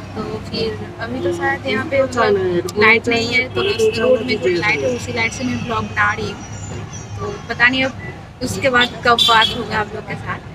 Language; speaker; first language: Hindi; non-native, local second language; Bangla